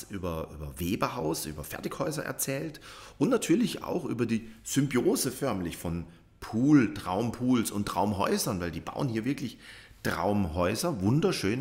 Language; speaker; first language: German; native; German